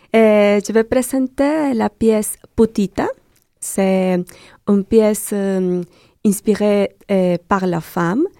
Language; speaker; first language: French; non-native, learner; Spanish